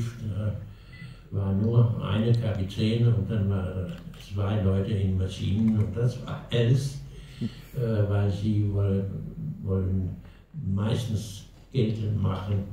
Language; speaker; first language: German; non-native, learner; Danish